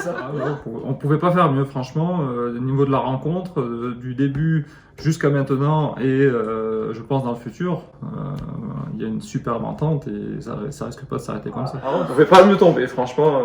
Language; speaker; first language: French; native; French